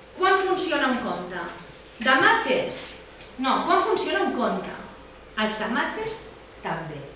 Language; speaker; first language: Catalan; native; Catalan